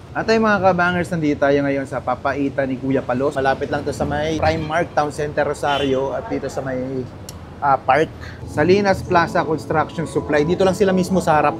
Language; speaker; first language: Filipino; native; Filipino